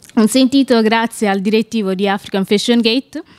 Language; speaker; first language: Italian; non-native, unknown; Wolof